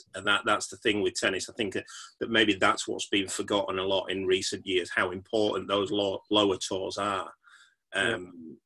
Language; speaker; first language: English; native; English